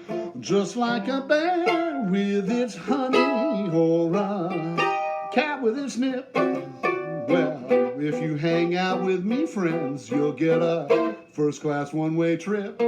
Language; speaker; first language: English; native; English